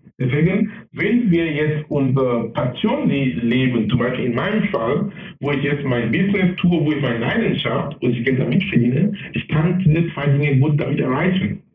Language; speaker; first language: German; non-native, fluent; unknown